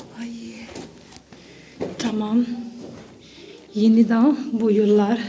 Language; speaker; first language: Turkish; non-native, learner; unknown